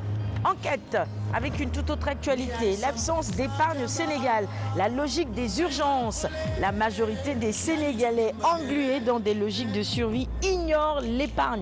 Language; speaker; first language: French; non-native, local second language; Wolof